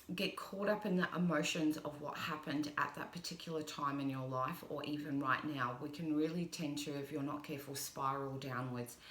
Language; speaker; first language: English; native; English